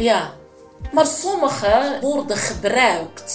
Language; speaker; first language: Dutch; non-native, learner; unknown